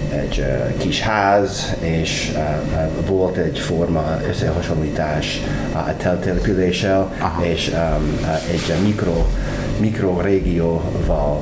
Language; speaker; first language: Hungarian; non-native, learner; English